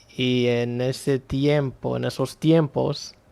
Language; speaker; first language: Spanish; early bilingual, other home language; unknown